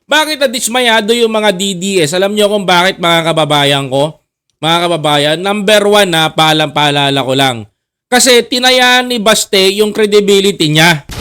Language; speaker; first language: Filipino; native; Filipino